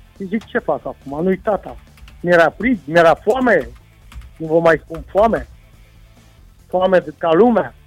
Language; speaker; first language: Romanian; non-native, local second language; Hungarian